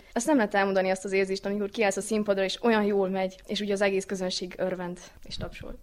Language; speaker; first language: Hungarian; native; Hungarian